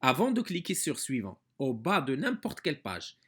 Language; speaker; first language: French; non-native, local second language; Arabic